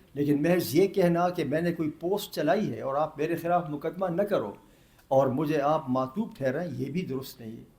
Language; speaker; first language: Urdu; non-native, local second language; Northern Hindko